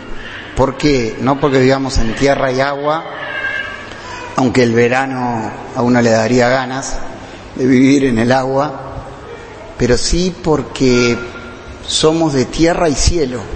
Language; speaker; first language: Spanish; native; Spanish